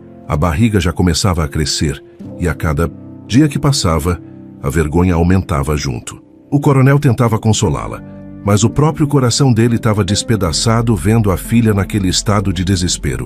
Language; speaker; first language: Portuguese; native; Portuguese